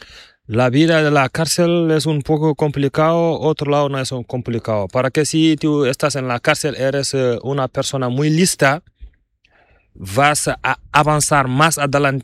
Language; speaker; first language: Spanish; non-native, learner; Fula